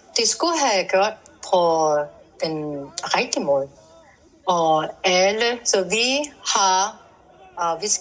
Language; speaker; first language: Danish; non-native, learner; Korean